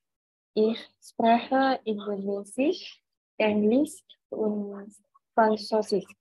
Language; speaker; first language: German; non-native, learner; Indonesian